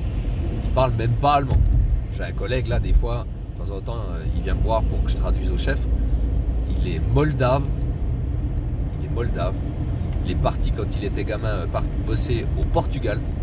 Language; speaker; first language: French; native; French